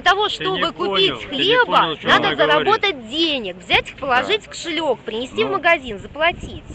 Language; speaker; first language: Russian; native; Russian